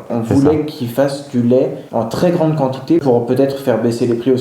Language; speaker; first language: French; native; French